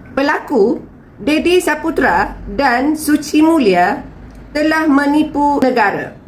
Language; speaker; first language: Malay; native; Malay